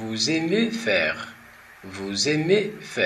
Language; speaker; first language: French; non-native, fluent; Portuguese